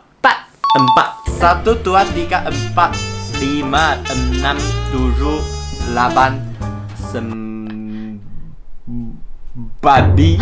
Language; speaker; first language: Indonesian; non-native, learner; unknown